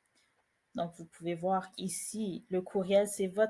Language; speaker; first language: French; native; French